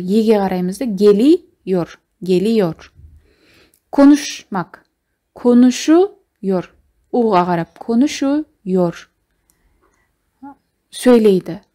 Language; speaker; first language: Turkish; non-native, fluent; Kazakh